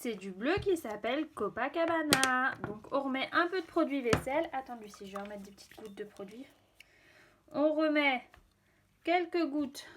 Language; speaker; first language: French; native; French